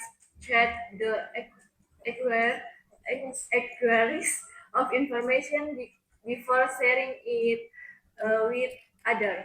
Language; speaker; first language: English; non-native, learner; Indonesian